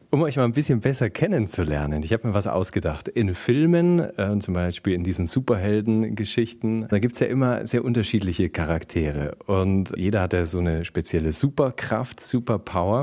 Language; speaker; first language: German; native; German